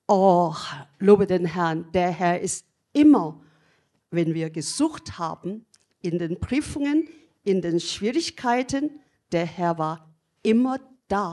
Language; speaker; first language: German; non-native, learner; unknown